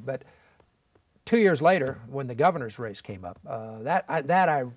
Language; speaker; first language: English; native; English